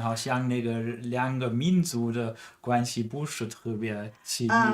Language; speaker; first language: Chinese; non-native, fluent; German